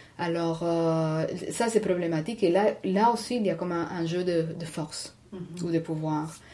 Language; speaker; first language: French; non-native, fluent; Spanish